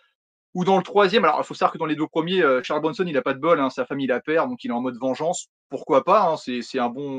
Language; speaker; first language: French; native; French